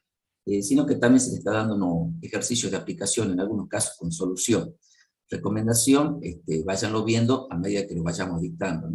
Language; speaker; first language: Spanish; native; Spanish